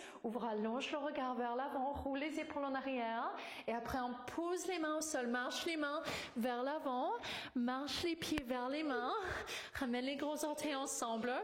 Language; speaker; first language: French; non-native, fluent; English